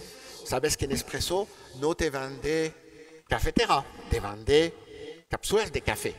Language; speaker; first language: Spanish; non-native, learner; French